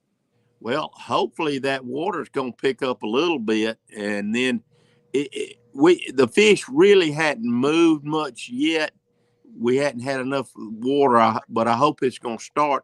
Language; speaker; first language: English; native; English